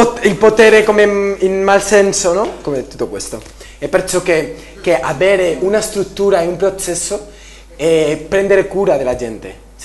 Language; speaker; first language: Italian; non-native, learner; Spanish